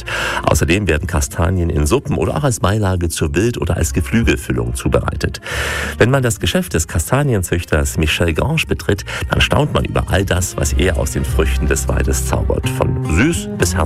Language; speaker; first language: German; native; German